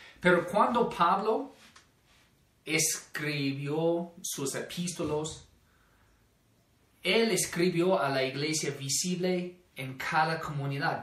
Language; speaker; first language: Spanish; non-native, fluent; English